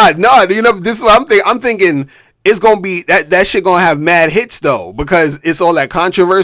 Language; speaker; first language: English; native; English